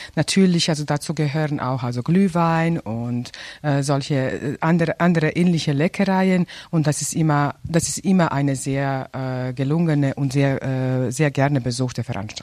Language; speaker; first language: German; non-native, fluent; Serbian